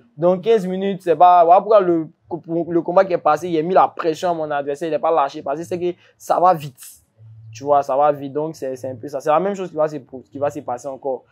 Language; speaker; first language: French; native; French